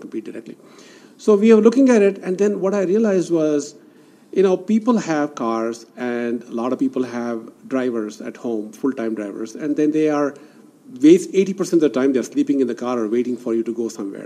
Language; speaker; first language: English; non-native, local second language; Kannada